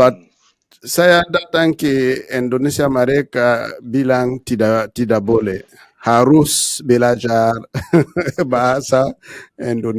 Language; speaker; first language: Indonesian; non-native, learner; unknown